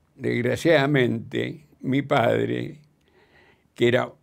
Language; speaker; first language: Spanish; native; Spanish